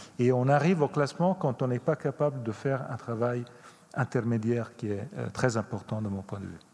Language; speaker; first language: French; non-native, fluent; Italian